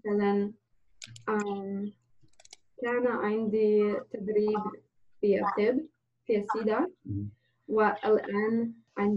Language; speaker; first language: Arabic; non-native, learner; English